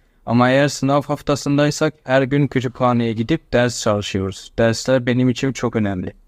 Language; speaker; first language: Turkish; non-native, fluent; Persian